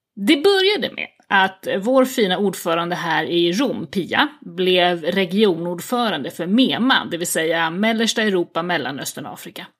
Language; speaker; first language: Swedish; native; Swedish